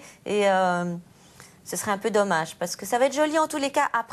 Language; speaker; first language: French; native; French